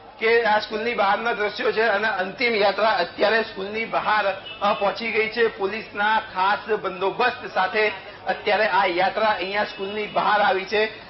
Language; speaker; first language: Gujarati; native; Gujarati